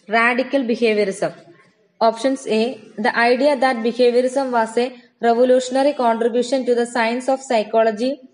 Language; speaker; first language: English; non-native, local second language; Malayalam